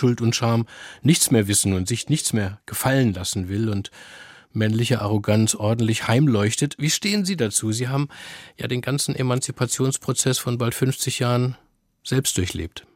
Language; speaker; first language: German; native; German